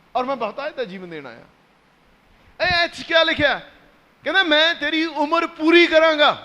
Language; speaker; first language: Hindi; non-native, local second language; Punjabi